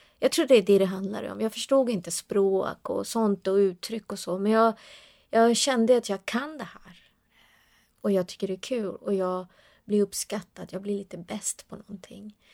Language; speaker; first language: Swedish; early bilingual, other home language; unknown